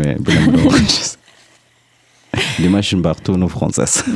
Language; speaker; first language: French; non-native, learner; Arabic